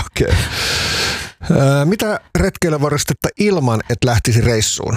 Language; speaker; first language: Finnish; native; Finnish